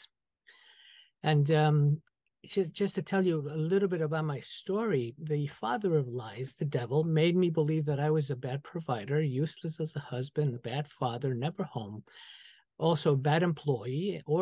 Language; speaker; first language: English; early bilingual, other home language; Spanish